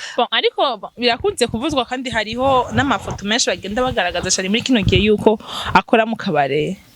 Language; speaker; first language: Rundi; native; Rundi